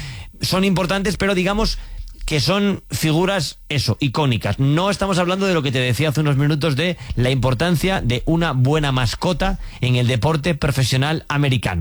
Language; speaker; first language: Spanish; native; Spanish